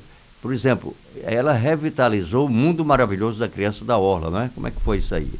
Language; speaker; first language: Portuguese; native; Portuguese